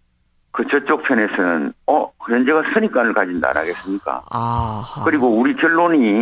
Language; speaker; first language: Korean; native; Korean